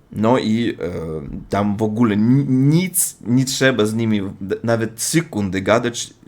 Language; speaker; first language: Polish; non-native, learner; Russian